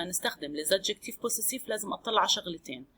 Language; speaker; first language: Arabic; native; Arabic